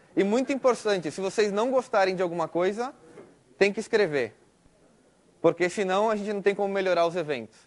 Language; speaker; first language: Portuguese; early bilingual, heritage; Spanish